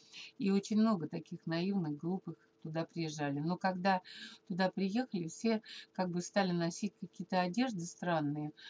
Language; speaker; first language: Russian; native; Russian